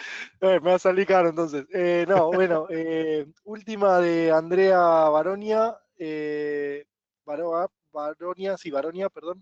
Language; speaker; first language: Spanish; native; Spanish